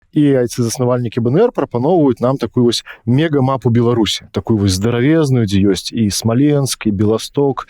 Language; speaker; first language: Belarusian; non-native, local second language; Russian